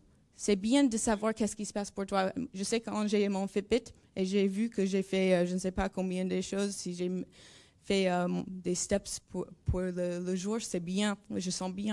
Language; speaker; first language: French; non-native, learner; English